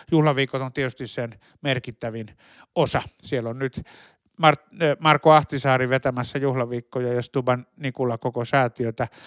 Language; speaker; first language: Finnish; native; Finnish